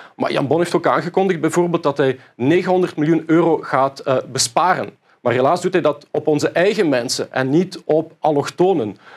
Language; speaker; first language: Dutch; native; Dutch